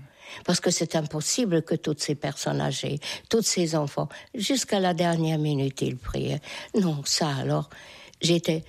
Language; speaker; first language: French; non-native, fluent; Hungarian